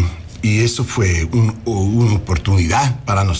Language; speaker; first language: Spanish; non-native, learner; English